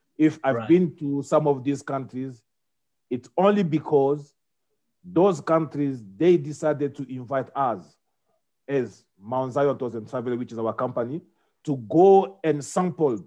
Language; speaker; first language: English; non-native, fluent; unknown